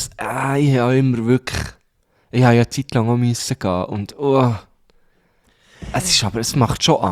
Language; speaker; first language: German; native; German